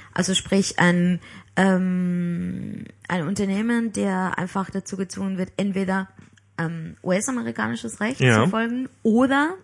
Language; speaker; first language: German; non-native, fluent; Spanish